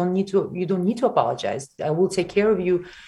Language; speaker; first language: English; non-native, fluent; Russian